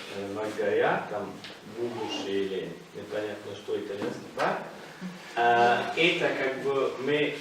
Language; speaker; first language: Russian; non-native, fluent; Italian